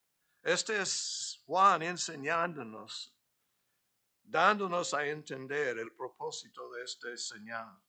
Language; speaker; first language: Spanish; non-native, fluent; English